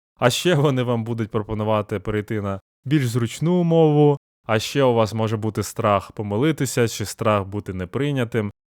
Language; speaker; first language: Ukrainian; non-native, local second language; Russian